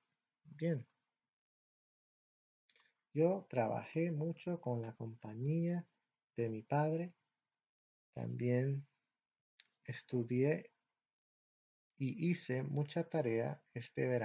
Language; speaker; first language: Spanish; non-native, fluent; English